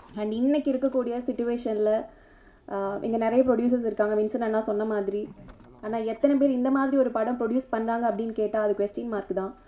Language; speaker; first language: Tamil; native; Tamil